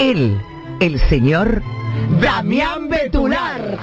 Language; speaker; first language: Spanish; native; Spanish